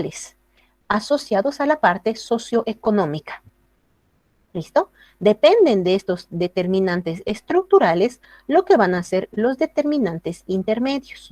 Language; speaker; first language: Spanish; native; Spanish